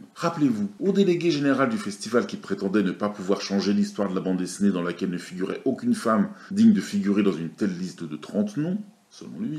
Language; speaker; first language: French; native; French